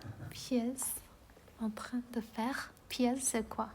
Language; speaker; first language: French; non-native, learner; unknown